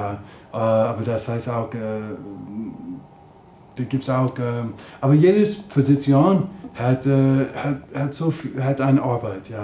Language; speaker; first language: German; non-native, learner; English